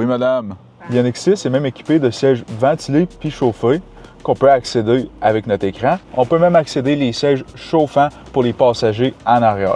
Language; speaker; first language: French; native; French